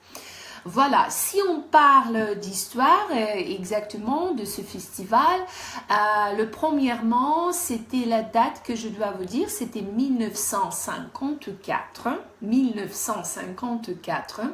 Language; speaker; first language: French; non-native, fluent; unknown